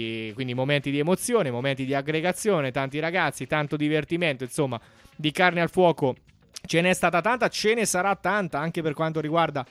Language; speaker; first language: Italian; native; Italian